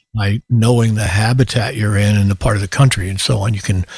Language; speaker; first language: English; native; English